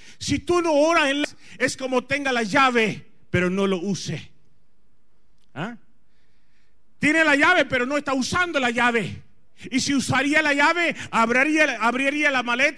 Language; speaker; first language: Spanish; non-native, fluent; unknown